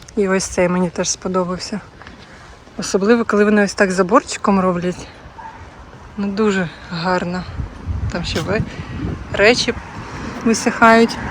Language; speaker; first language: Ukrainian; native; Ukrainian